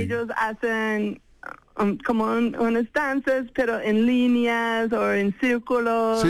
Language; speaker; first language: Spanish; non-native, fluent; English